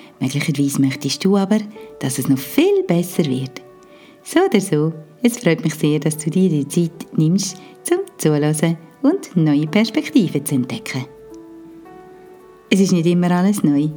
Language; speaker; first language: German; native; German